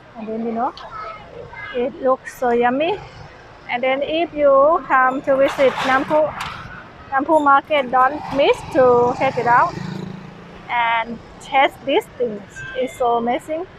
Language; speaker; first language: English; non-native, learner; Thai